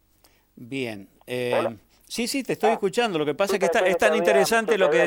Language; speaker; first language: Spanish; native; Spanish